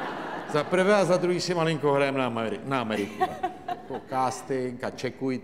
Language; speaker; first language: Czech; native; Czech